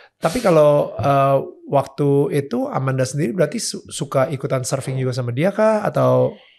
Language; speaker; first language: Indonesian; native; Indonesian